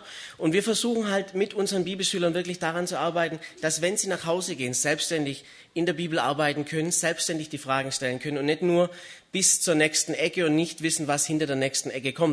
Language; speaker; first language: German; native; German